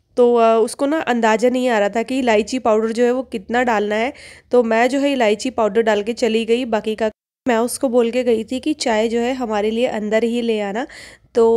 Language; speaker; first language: Hindi; native; Hindi